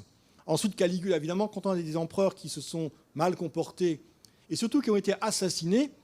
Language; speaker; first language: French; native; French